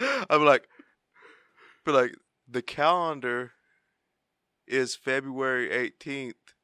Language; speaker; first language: English; early bilingual, other home language; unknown